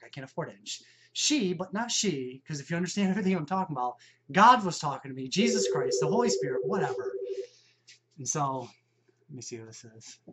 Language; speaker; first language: English; native; English